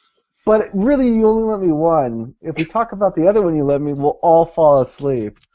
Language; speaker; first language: English; native; English